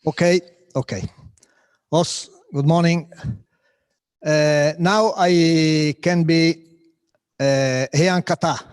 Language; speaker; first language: English; non-native, learner; Italian